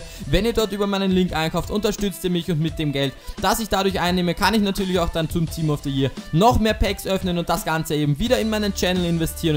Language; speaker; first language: German; native; German